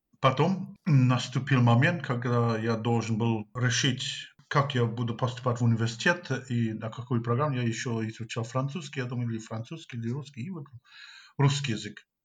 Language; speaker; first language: Russian; non-native, fluent; English